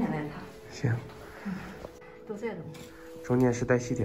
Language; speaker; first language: Chinese; native; Chinese